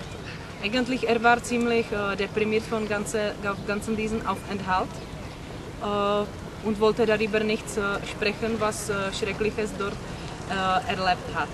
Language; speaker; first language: German; non-native, learner; Czech